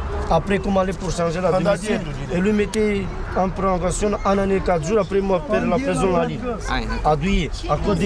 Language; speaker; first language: French; non-native, learner; Romanian